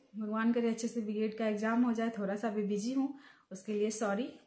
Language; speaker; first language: Hindi; native; Hindi